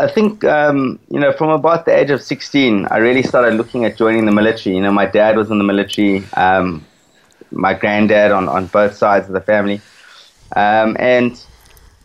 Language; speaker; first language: English; native; English